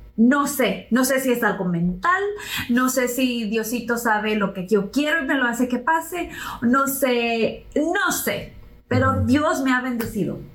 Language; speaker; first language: Spanish; early bilingual, heritage; Spanish